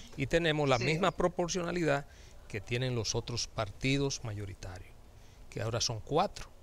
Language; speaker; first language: Spanish; native; Spanish